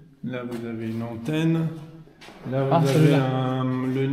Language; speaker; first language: French; native; French